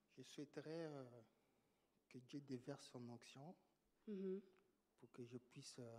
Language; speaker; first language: French; native; French